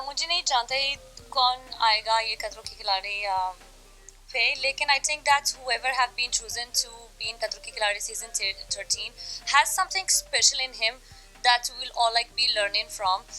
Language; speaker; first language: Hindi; non-native, learner; Arabic